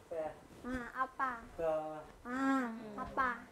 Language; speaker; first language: Indonesian; native; Indonesian